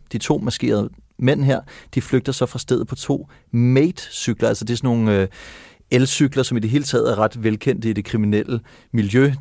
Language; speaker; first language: Danish; native; Danish